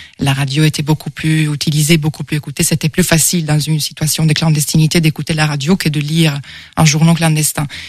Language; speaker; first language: French; non-native, fluent; Italian